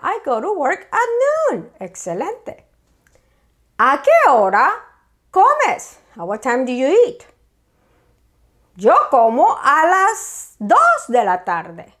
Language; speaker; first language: Spanish; native; Spanish